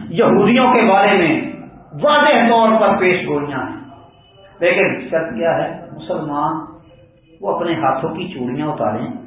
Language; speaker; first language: Urdu; non-native, local second language; Punjabi